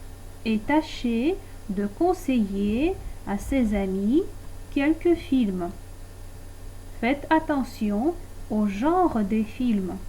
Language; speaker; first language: French; non-native, fluent; Russian